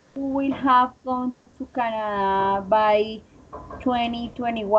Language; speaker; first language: English; non-native, learner; Spanish